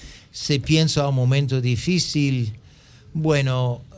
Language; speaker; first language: Spanish; non-native, fluent; English